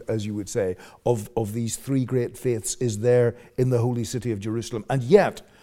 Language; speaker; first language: English; native; English